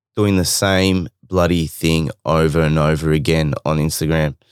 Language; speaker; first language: English; native; English